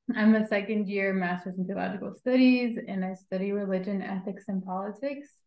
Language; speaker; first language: English; native; English